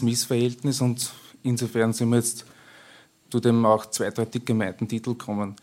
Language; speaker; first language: German; native; German